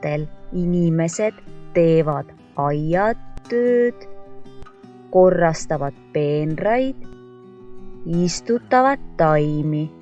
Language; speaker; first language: Estonian; non-native, local second language; Russian